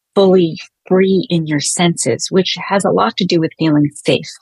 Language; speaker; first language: English; native; English